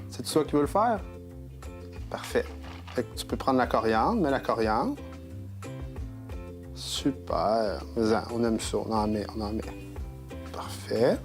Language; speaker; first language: French; native; French